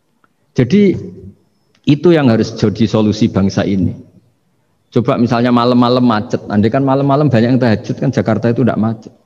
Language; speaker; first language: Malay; non-native, local second language; Javanese